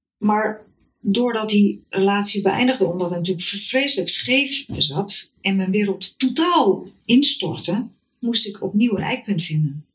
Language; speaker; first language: Dutch; native; Dutch